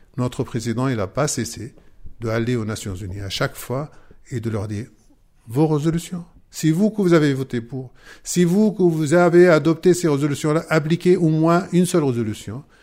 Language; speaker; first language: French; non-native, fluent; Arabic